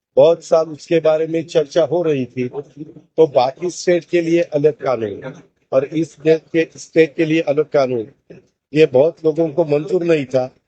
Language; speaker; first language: Hindi; non-native, local second language; Marathi